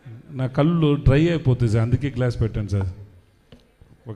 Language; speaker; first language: Telugu; non-native, learner; Tamil